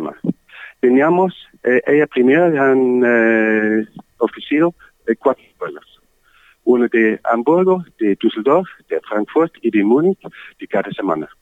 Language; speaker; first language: Spanish; non-native, learner; German